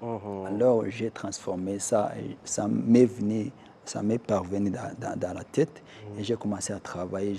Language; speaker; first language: French; non-native, local second language; Kinyarwanda